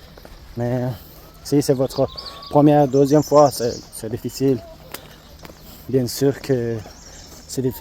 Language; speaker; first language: French; non-native, learner; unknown